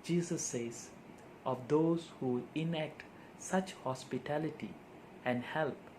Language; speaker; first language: English; non-native, local second language; Tamil